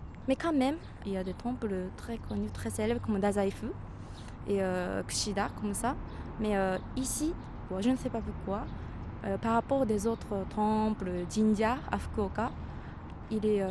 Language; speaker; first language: French; non-native, fluent; Japanese